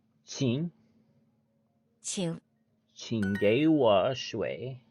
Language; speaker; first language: Chinese; non-native, learner; English